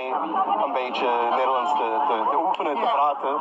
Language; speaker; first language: Dutch; non-native, learner; Portuguese